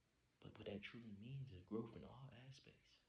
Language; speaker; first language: English; native; English